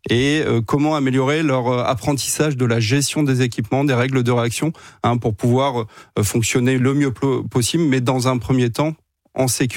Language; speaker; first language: French; native; French